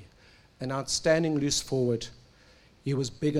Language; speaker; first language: English; native; English